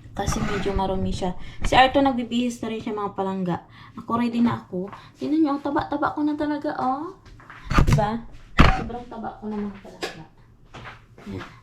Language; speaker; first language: Filipino; non-native, local second language; Cebuano